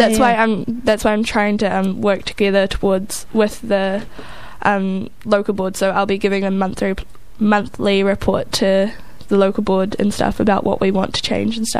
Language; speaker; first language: English; native; English